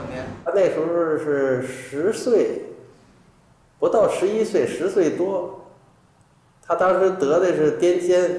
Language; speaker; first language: Chinese; native; Chinese